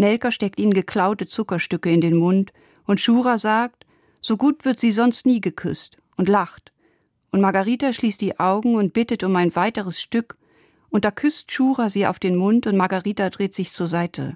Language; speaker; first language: German; native; German